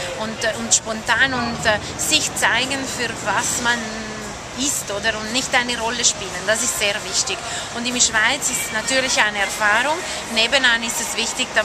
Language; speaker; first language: German; non-native, local second language; Italian